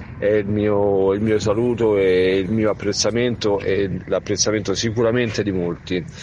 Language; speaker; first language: Italian; native; Italian